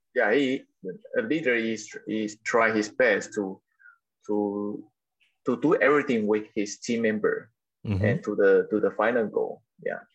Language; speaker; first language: English; non-native, local second language; Chinese